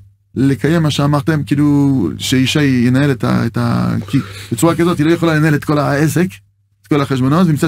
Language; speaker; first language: Hebrew; non-native, fluent; French